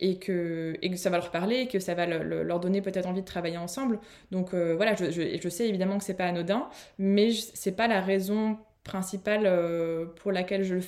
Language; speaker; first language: French; native; French